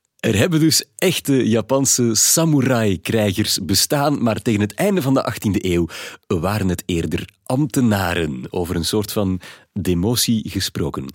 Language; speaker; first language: Dutch; native; Dutch